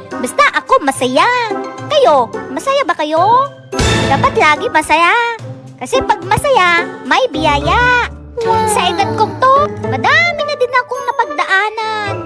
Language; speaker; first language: Filipino; non-native, local second language; Iloko